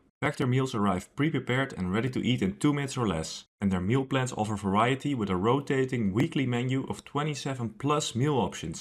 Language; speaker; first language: English; non-native, fluent; Dutch